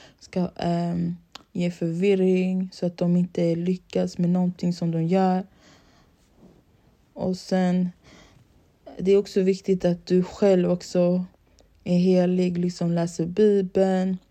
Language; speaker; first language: Swedish; early bilingual, other home language; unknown